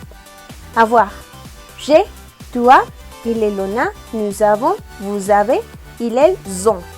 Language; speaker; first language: French; non-native, learner; Spanish